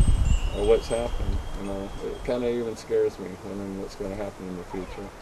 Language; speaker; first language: English; native; English